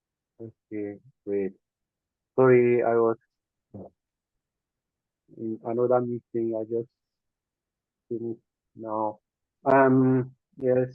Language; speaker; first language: English; non-native, learner; French